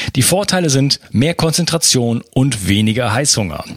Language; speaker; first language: German; native; German